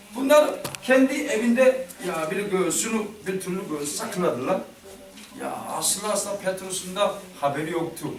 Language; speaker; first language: Turkish; non-native, learner; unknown